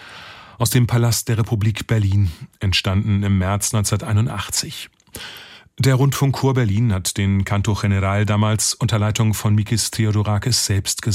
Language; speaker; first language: German; native; German